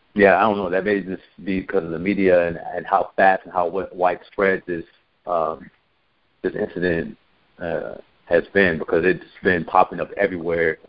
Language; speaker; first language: English; native; English